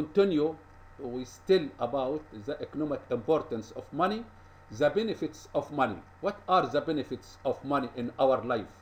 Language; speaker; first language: English; non-native, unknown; Arabic